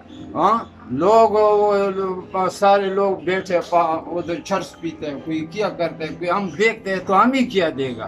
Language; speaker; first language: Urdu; non-native, local second language; Pashto